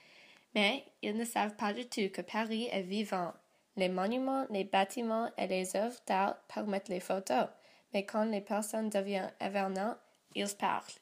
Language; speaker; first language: French; non-native, learner; English